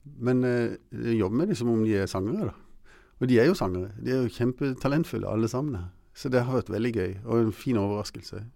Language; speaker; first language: Norwegian; early bilingual, other home language; English